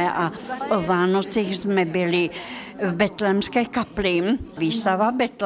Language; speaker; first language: Czech; non-native, fluent; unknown